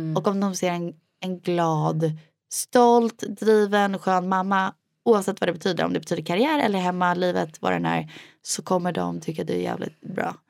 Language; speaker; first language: Swedish; early bilingual, heritage; Swedish